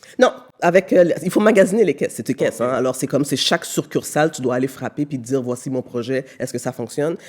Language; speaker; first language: French; native; French